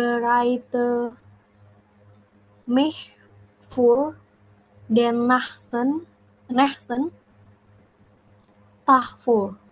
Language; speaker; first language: German; non-native, learner; Indonesian